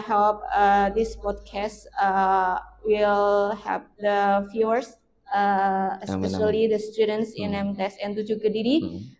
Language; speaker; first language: English; non-native, learner; Indonesian